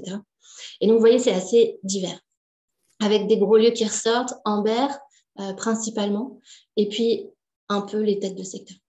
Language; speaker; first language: French; native; French